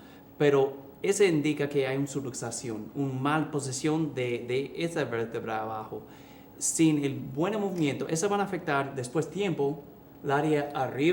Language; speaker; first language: Spanish; early bilingual, heritage; English